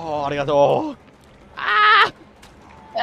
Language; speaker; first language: Japanese; non-native, learner; English